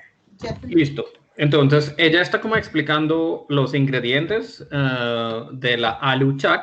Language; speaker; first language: Spanish; non-native, fluent; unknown